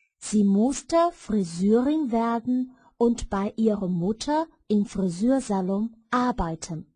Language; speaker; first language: German; non-native, fluent; Chinese